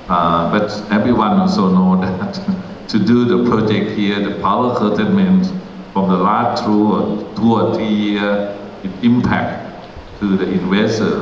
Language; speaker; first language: English; non-native, learner; Thai